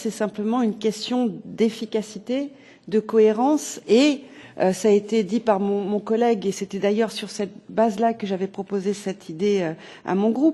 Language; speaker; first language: French; native; French